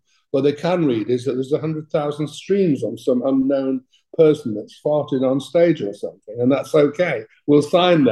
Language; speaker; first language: English; native; English